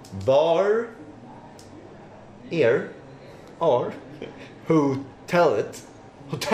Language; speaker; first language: Swedish; non-native, learner; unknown